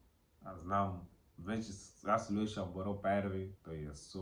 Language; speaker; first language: Bulgarian; non-native, learner; Portuguese